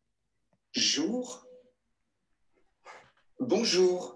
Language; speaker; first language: French; non-native, learner; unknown